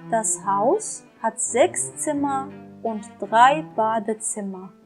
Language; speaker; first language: German; non-native, fluent; Turkish